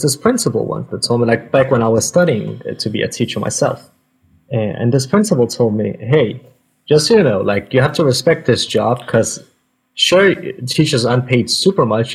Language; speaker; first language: English; non-native, fluent; Danish